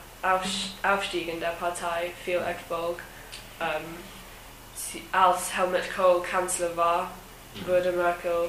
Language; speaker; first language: German; non-native, learner; English